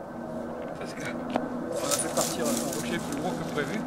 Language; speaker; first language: French; native; French